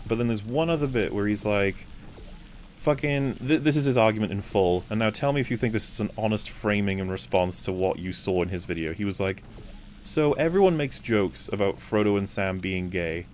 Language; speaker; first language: English; native; English